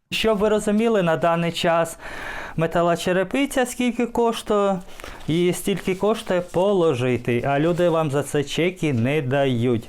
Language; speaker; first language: Ukrainian; native; Ukrainian